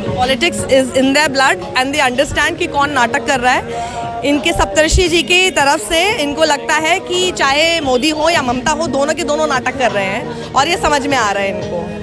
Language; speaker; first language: Hindi; native; Hindi